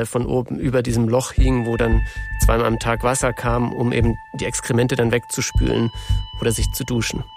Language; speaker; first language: German; native; German